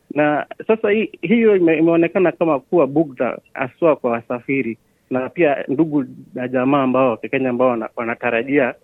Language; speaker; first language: Swahili; native; Swahili